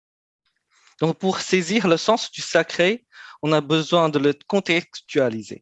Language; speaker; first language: French; non-native, fluent; Chinese